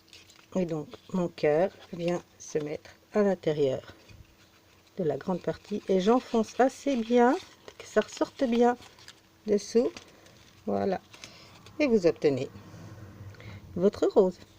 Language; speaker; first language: French; native; French